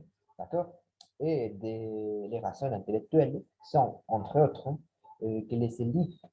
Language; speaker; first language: French; non-native, learner; Spanish